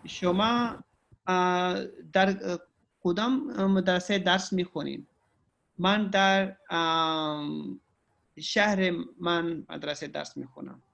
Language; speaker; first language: Persian; non-native, learner; Urdu